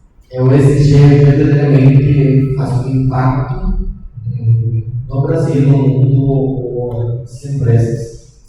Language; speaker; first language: Portuguese; non-native, learner; Spanish